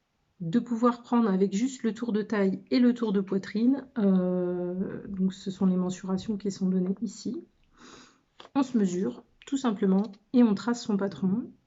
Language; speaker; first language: French; native; French